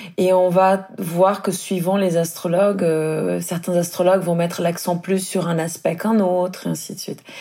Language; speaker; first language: French; non-native, fluent; Portuguese